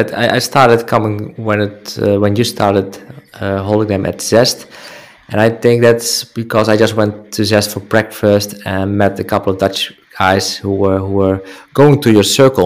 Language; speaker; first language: English; non-native, fluent; Dutch